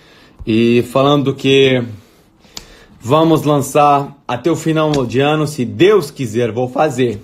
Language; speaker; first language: Portuguese; native; Portuguese